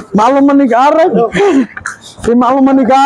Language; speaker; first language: Arabic; non-native, learner; Bangla